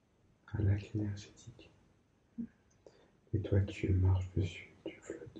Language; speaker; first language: French; native; French